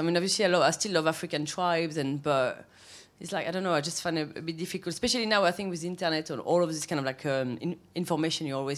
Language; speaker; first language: English; non-native, fluent; French